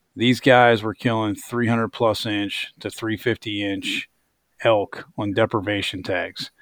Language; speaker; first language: English; native; English